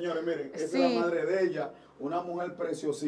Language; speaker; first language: Spanish; native; Spanish